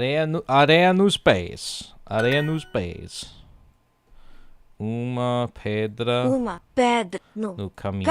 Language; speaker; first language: Portuguese; non-native, learner; English